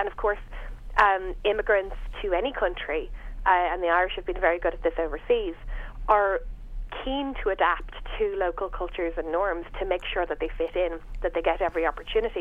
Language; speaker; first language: English; native; English